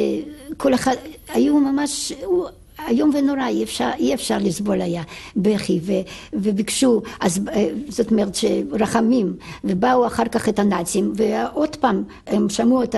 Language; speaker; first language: Hebrew; non-native, fluent; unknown